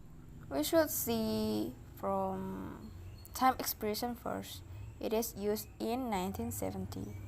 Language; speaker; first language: English; non-native, learner; Indonesian